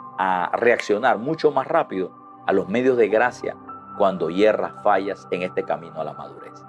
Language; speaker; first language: Spanish; native; Spanish